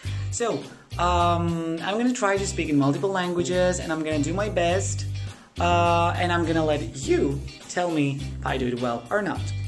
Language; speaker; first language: English; non-native, fluent; Russian